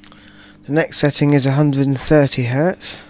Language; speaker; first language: English; native; English